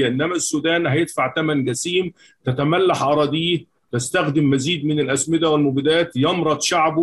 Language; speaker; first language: Arabic; native; Arabic